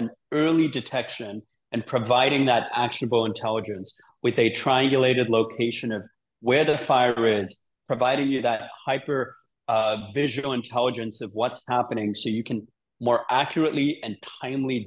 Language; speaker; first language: English; native; English